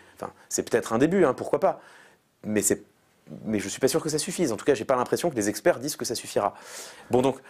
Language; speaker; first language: French; native; French